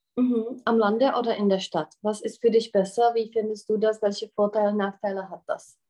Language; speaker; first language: German; non-native, fluent; Czech